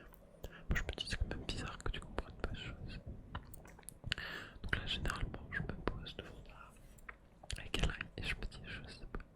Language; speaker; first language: French; native; French